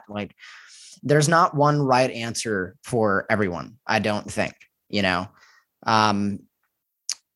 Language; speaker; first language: English; native; English